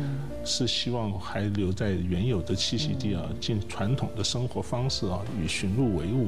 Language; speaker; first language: Chinese; native; Chinese